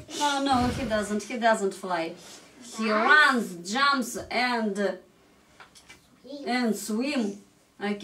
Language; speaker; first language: English; non-native, fluent; Russian